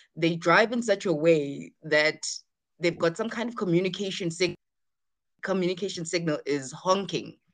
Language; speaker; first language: English; non-native, local second language; Zulu